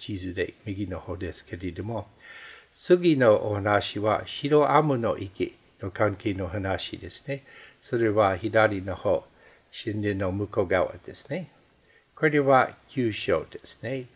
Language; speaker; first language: Japanese; non-native, fluent; English